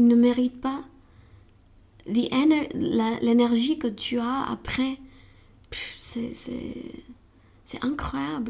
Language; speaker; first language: French; non-native, learner; Romanian